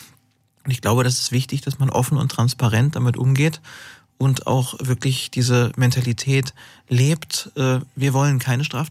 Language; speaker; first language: German; native; German